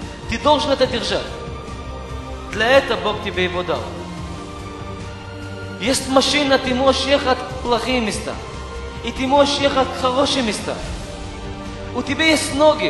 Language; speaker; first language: Russian; non-native, fluent; Hebrew